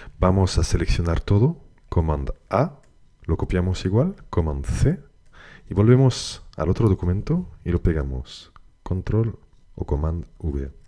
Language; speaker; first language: Spanish; native; Spanish